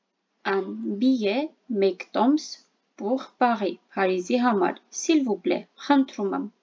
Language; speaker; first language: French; non-native, fluent; Armenian